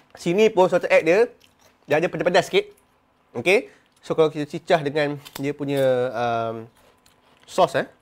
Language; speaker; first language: Malay; native; Malay